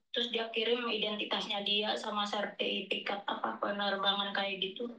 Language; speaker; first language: Indonesian; native; Indonesian